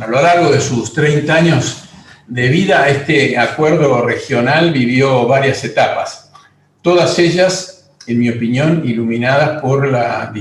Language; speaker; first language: Spanish; native; Spanish